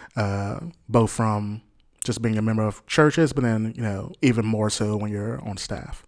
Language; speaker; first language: English; native; English